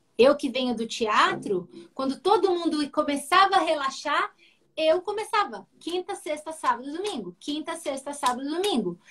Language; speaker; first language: Portuguese; early bilingual, heritage; Portuguese